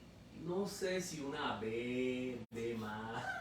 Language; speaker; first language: Spanish; native; Spanish